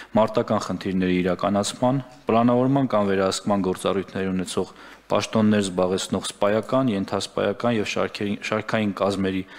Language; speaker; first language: Armenian; native; Armenian